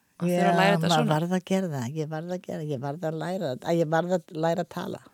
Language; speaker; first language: Icelandic; native; Icelandic